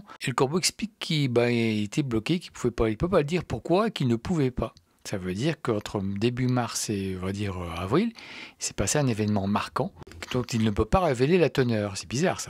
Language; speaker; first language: French; native; French